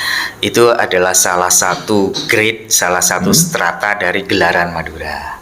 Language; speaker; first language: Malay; non-native, local second language; Madurese